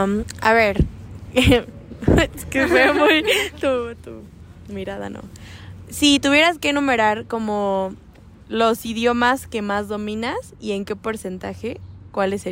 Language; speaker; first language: Spanish; non-native, learner; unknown